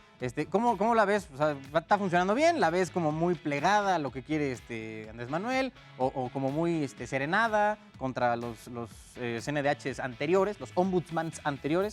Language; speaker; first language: Spanish; native; Spanish